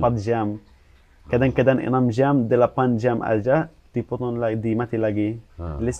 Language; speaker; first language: Indonesian; non-native, fluent; Arabic